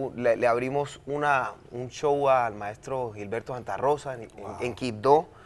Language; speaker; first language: Spanish; native; Spanish